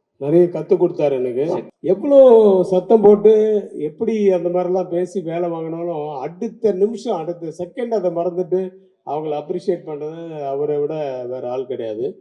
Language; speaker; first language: Tamil; native; Tamil